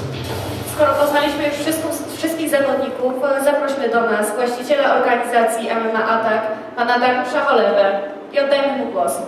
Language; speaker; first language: Polish; native; Polish